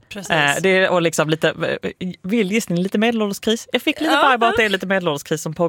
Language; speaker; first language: Swedish; native; Swedish